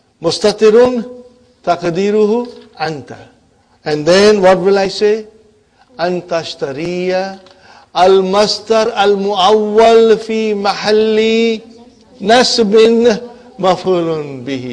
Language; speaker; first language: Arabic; non-native, fluent; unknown